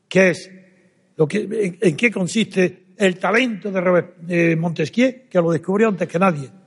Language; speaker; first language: Spanish; native; Spanish